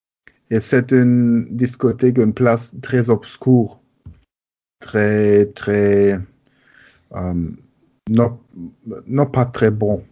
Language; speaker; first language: French; non-native, learner; German